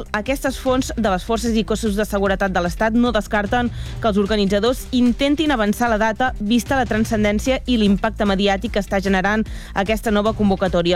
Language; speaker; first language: Catalan; native; Catalan